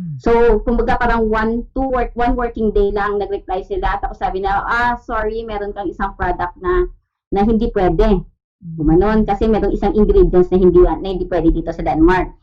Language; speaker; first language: Filipino; native; Filipino